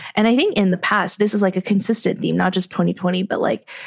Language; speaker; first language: English; native; English